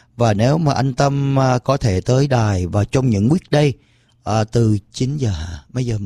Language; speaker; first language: Vietnamese; early bilingual, heritage; Vietnamese